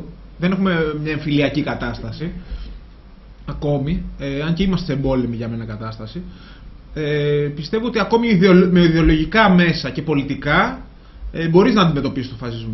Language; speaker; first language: Greek; native; Greek